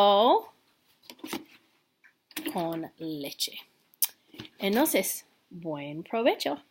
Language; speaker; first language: Spanish; non-native, fluent; English